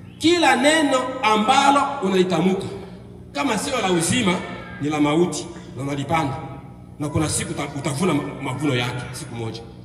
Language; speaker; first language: Swahili; non-native, local second language; Bembe